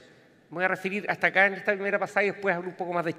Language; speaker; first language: Spanish; native; Spanish